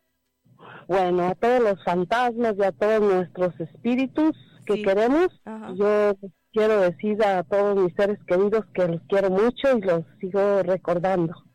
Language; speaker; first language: Spanish; native; Spanish